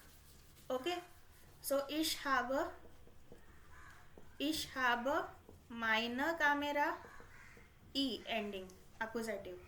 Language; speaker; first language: German; non-native, fluent; Hindi